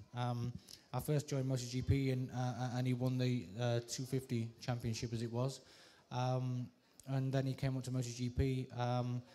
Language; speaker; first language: English; native; English